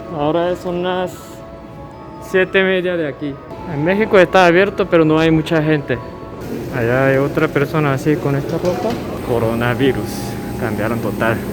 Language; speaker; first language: Spanish; non-native, fluent; Korean